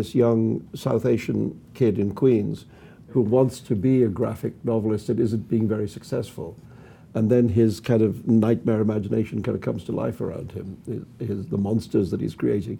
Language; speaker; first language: English; non-native, local second language; Urdu